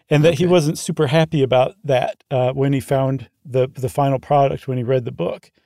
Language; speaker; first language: English; native; English